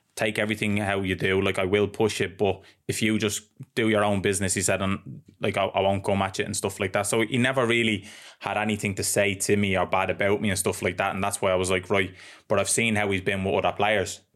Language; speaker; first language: English; native; English